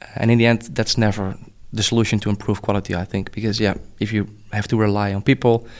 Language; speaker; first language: English; non-native, fluent; Dutch